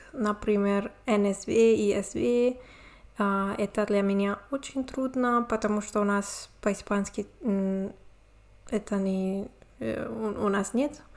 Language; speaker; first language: Russian; non-native, learner; Spanish